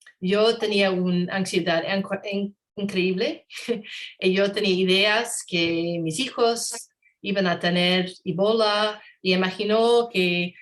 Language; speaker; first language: Spanish; non-native, learner; English